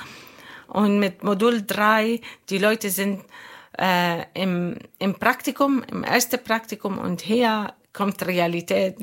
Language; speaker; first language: German; non-native, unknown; Arabic